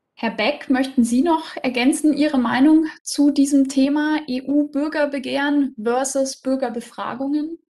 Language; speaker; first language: German; native; German